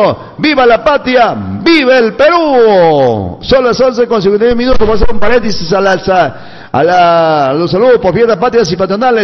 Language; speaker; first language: Spanish; native; Spanish